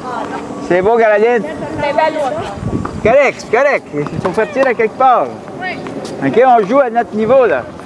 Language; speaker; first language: French; native; French